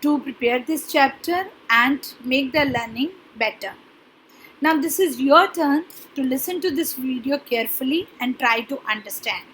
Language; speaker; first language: English; non-native, local second language; Punjabi